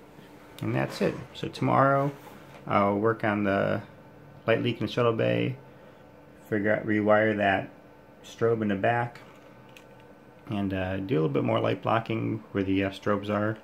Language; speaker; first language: English; native; English